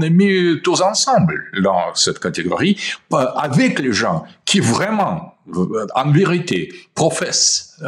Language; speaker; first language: French; non-native, fluent; Russian